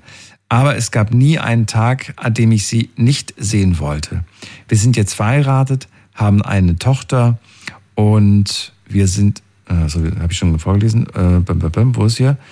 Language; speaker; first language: German; native; German